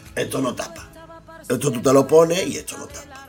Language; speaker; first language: Spanish; native; Spanish